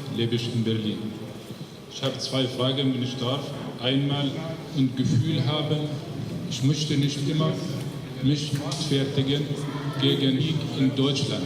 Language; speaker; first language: German; non-native, learner; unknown